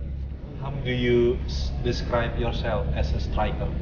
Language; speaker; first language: English; non-native, fluent; Indonesian